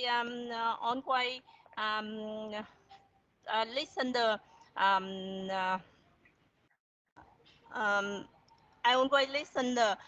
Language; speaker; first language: English; non-native, learner; Vietnamese